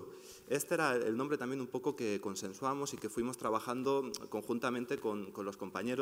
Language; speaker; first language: Spanish; native; Spanish